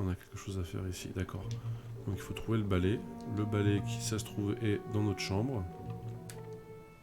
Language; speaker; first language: French; native; French